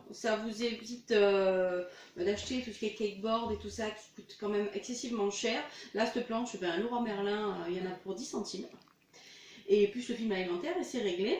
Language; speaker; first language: French; native; French